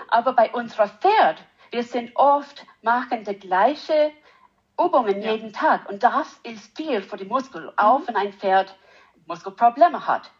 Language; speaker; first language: German; non-native, learner; English